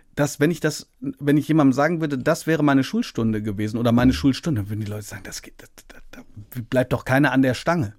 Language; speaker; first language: German; native; German